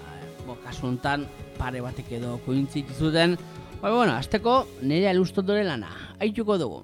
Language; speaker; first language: Basque; native; Basque